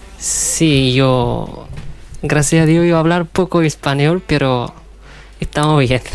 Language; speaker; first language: Spanish; non-native, learner; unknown